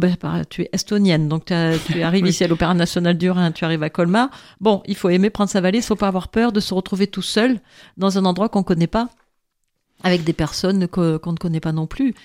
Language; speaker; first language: French; native; French